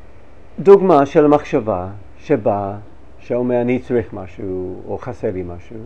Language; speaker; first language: Hebrew; non-native, fluent; English